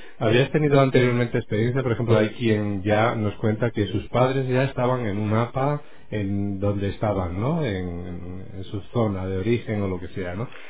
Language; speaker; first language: Spanish; native; Spanish